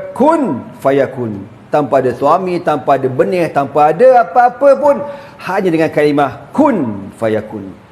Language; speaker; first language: Malay; native; Malay